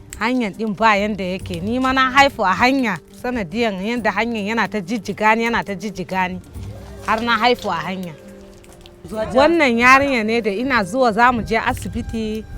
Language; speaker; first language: Hausa; non-native, local second language; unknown